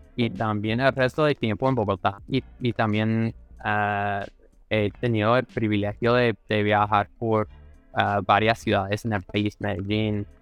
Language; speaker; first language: Spanish; non-native, fluent; English